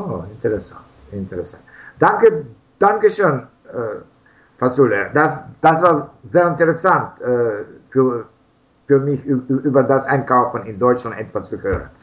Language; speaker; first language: German; non-native, learner; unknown